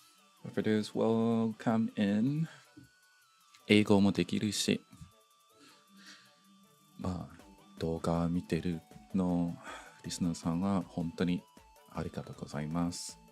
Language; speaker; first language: Japanese; non-native, learner; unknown